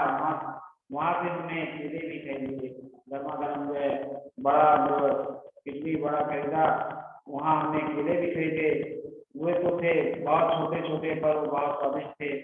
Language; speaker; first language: Hindi; native; Hindi